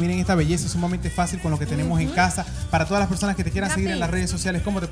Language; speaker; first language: Spanish; native; Spanish